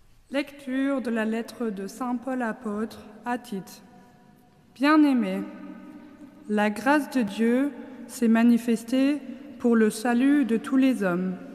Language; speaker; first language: French; non-native, local second language; Luxembourgish